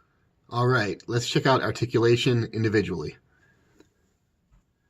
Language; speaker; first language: English; native; English